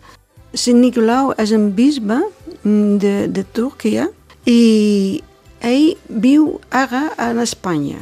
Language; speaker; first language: Catalan; non-native, learner; Dutch